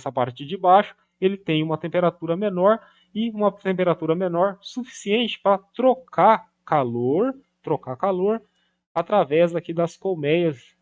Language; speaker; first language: Portuguese; native; Portuguese